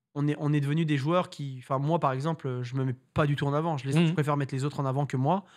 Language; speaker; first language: French; native; French